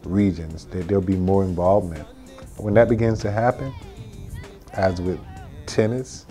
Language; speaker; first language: English; native; English